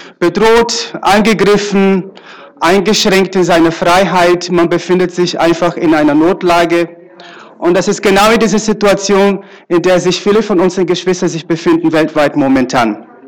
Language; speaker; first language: German; non-native, fluent; Portuguese